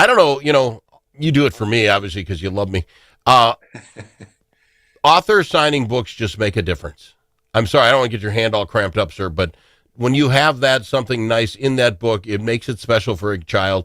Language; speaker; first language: English; native; English